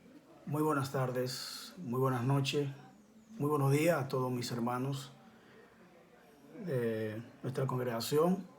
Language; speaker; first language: Spanish; native; Spanish